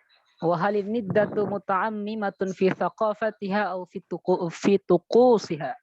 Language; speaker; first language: Arabic; non-native, learner; Indonesian